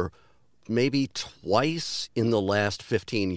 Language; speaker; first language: English; native; English